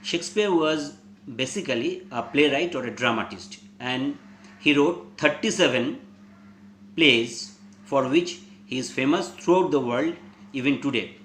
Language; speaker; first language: English; non-native, local second language; Bangla